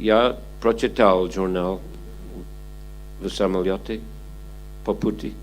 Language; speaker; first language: Russian; non-native, fluent; English